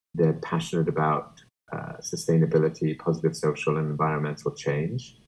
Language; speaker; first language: English; native; English